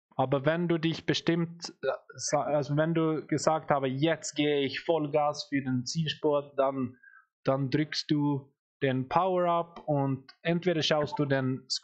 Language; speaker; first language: German; non-native, fluent; Swedish